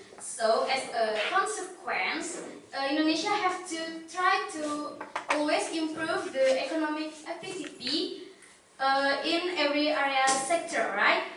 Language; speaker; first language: English; non-native, learner; Indonesian